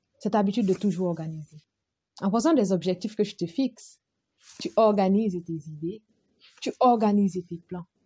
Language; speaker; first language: French; non-native, local second language; Fula